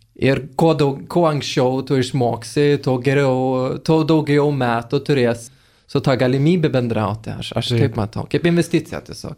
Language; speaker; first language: Lithuanian; non-native, fluent; Swedish